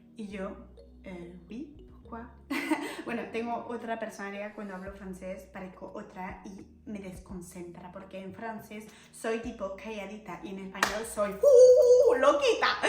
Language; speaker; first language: Spanish; non-native, fluent; French